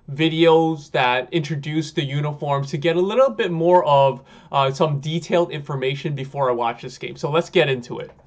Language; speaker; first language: English; native; English